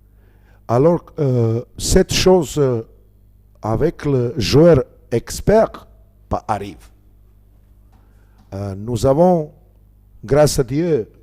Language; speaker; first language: French; non-native, learner; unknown